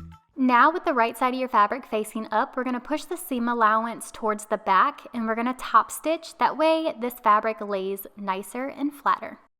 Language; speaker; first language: English; native; English